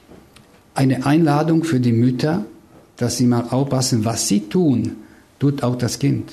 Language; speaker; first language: German; non-native, fluent; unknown